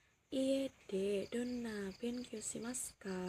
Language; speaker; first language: Japanese; non-native, learner; Indonesian